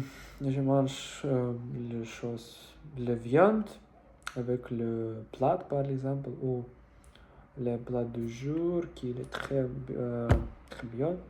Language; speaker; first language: French; non-native, learner; Russian